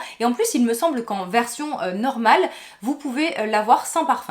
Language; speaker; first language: French; native; French